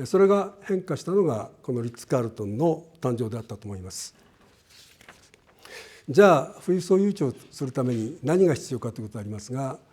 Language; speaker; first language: Japanese; native; Japanese